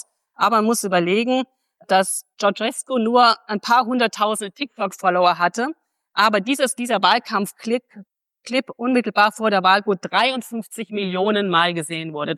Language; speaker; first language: German; native; German